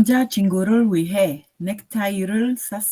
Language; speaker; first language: Korean; non-native, learner; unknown